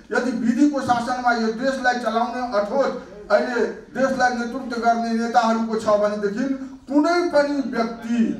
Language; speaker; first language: Nepali; non-native, local second language; Maithili